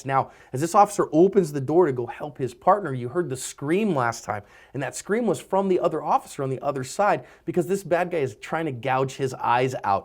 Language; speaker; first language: English; native; English